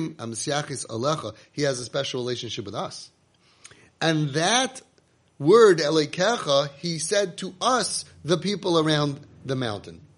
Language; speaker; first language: English; native; English